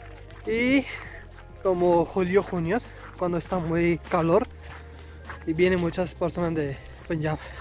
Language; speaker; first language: Spanish; non-native, learner; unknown